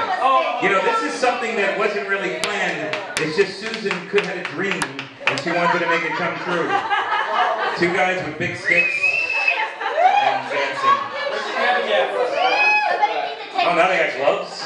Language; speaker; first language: English; native; English